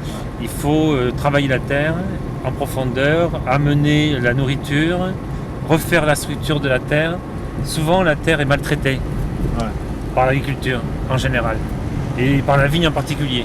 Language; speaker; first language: French; native; French